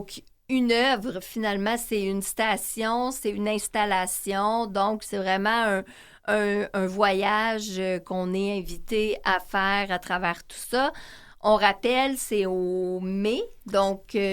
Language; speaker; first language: French; native; French